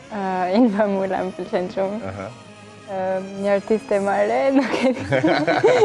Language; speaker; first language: Albanian; early bilingual, heritage; French